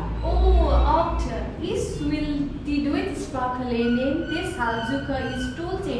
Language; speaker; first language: German; non-native, learner; Nepali